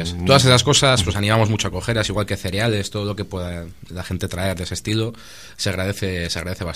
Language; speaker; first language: Spanish; native; Spanish